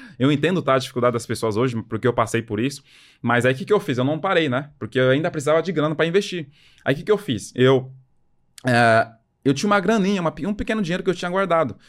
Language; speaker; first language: Portuguese; early bilingual, other home language; French